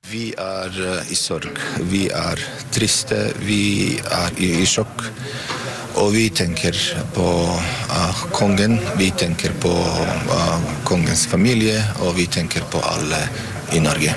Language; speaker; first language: Norwegian; non-native, learner; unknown